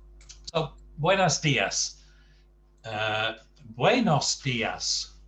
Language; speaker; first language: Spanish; non-native, fluent; English